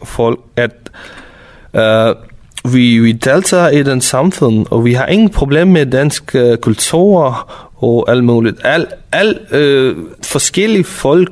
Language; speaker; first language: Danish; non-native, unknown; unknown